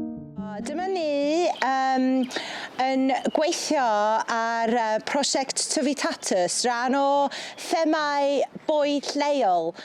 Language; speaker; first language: Welsh; non-native, fluent; English